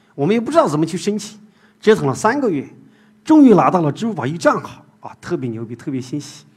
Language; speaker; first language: Chinese; native; Chinese